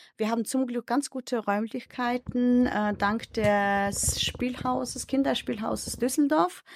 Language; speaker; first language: German; non-native, fluent; Mongolian